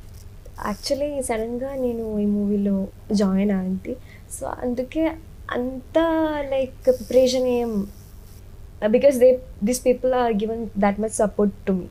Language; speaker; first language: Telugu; non-native, learner; Malayalam